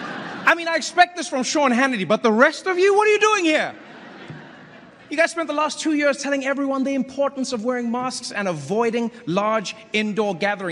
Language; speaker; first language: English; native; English